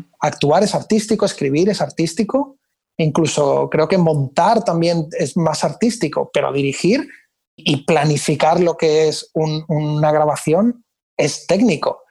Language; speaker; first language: Spanish; native; Spanish